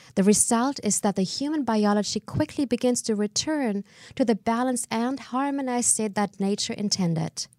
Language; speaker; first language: English; non-native, fluent; German